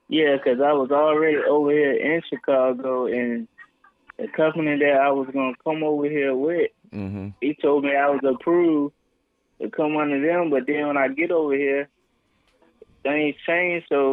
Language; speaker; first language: English; native; English